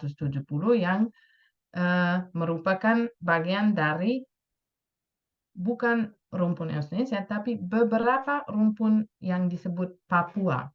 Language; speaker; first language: Indonesian; non-native, fluent; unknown